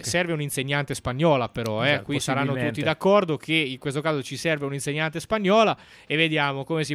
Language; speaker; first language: Italian; native; Italian